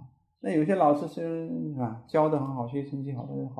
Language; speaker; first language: Chinese; native; Chinese